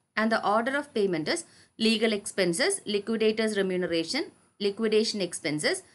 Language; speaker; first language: English; non-native, local second language; Malayalam